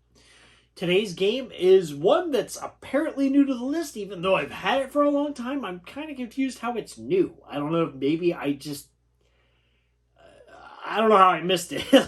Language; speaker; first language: English; native; English